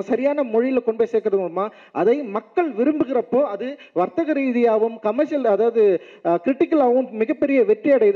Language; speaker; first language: Tamil; native; Tamil